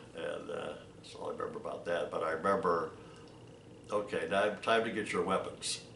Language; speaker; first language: English; native; English